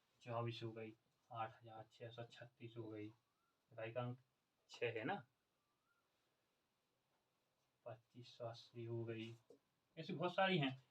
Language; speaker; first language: Hindi; native; Hindi